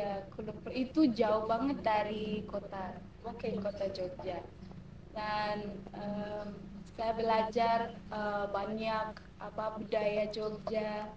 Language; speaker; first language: Indonesian; non-native, learner; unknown